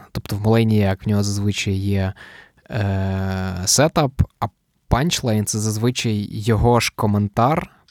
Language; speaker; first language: Ukrainian; native; Ukrainian